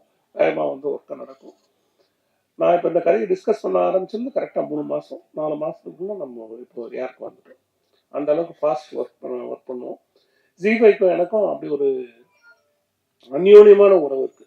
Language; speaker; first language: Tamil; native; Tamil